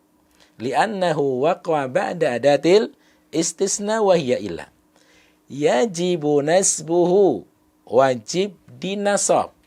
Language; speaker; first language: Arabic; non-native, fluent; Indonesian